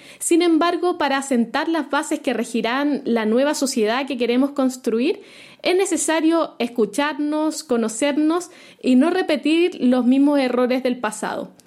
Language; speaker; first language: Spanish; native; Spanish